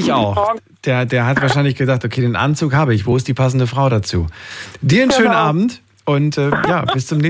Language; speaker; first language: German; native; German